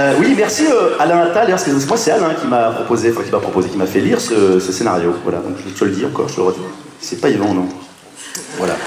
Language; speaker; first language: French; native; French